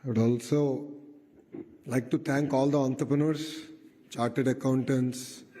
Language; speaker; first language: English; non-native, local second language; Telugu